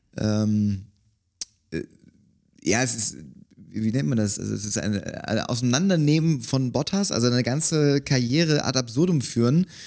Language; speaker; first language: German; native; German